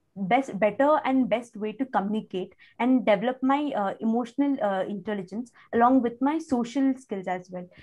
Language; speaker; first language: English; non-native, local second language; Kannada